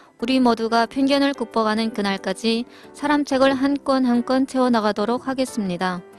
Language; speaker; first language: Korean; native; Korean